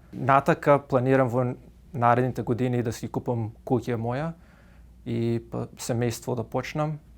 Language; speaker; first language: Macedonian; native; Macedonian